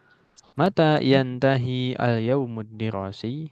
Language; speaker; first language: Arabic; non-native, fluent; Indonesian